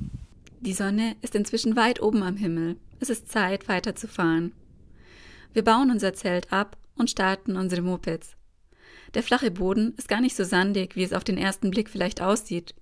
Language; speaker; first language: German; native; German